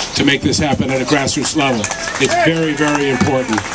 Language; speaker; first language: English; native; English